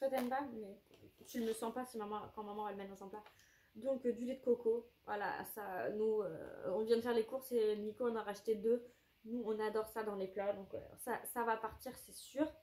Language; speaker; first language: French; native; French